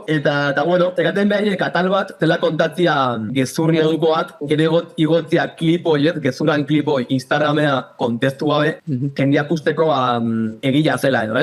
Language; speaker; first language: Basque; native; Basque